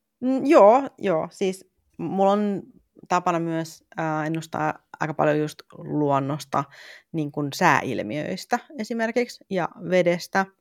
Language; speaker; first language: Finnish; native; Finnish